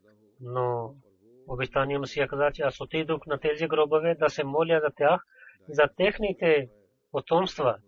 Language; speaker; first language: Bulgarian; non-native, fluent; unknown